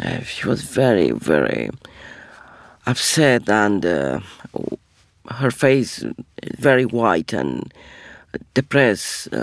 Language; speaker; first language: English; non-native, learner; Persian